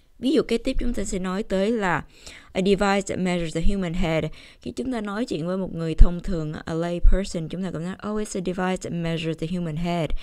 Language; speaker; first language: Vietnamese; early bilingual, heritage; Vietnamese